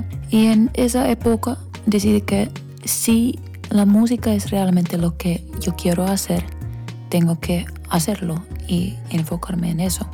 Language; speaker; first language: Spanish; non-native, fluent; Finnish